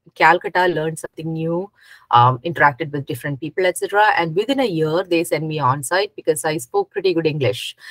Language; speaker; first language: English; non-native, local second language; Malayalam